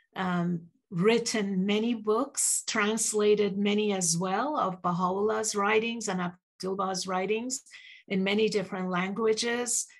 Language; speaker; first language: English; early bilingual, other home language; Persian